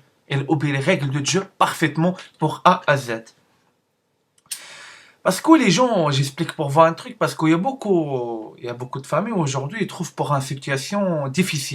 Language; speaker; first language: French; non-native, learner; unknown